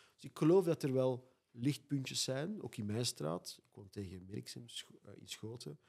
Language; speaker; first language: Dutch; native; Dutch